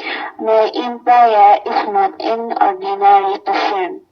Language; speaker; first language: English; non-native, learner; Indonesian